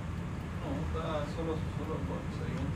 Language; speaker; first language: Spanish; native; Spanish